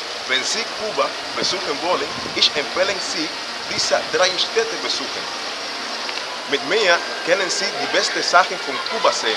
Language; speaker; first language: German; non-native, learner; Spanish